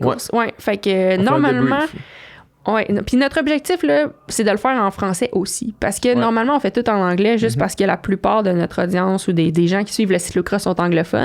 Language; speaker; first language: French; native; French